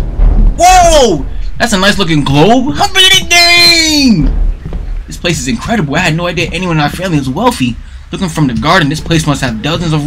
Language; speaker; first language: English; native; English